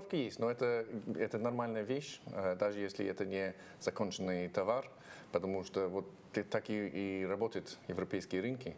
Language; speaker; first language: Russian; non-native, fluent; English